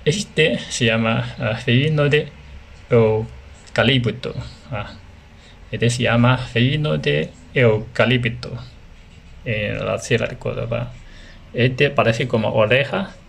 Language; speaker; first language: Spanish; non-native, learner; Chinese